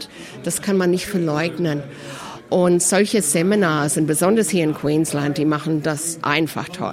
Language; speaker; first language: German; early bilingual, heritage; German